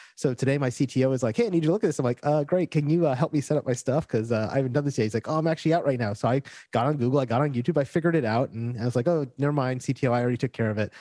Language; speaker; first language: English; native; English